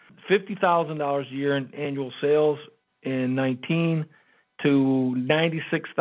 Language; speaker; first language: English; native; English